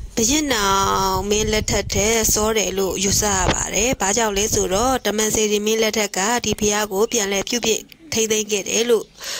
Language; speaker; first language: Burmese; native; Burmese